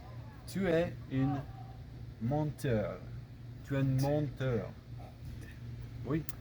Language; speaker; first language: French; non-native, learner; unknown